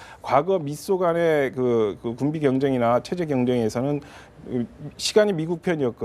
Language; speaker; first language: Korean; native; Korean